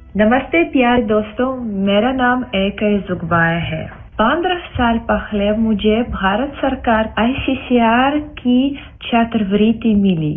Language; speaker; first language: Hindi; non-native, fluent; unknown